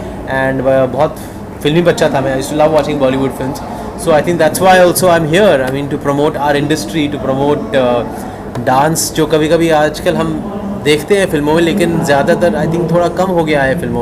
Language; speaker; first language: Hindi; native; Hindi